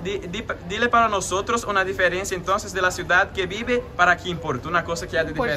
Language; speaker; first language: Spanish; non-native, learner; Portuguese